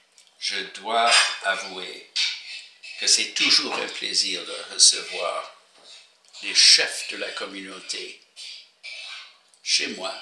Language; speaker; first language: French; non-native, fluent; English